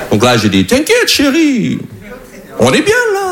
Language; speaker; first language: French; non-native, fluent; English